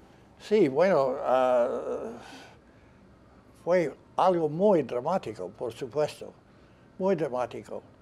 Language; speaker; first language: Spanish; non-native, fluent; English